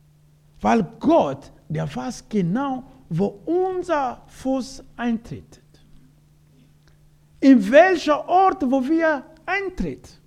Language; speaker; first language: German; non-native, learner; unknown